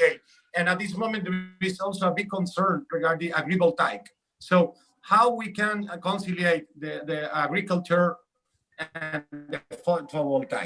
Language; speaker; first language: English; non-native, fluent; Spanish